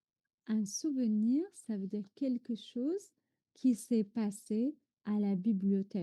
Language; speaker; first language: French; non-native, fluent; Arabic